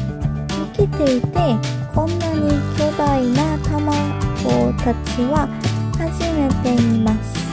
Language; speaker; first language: Japanese; non-native, fluent; Korean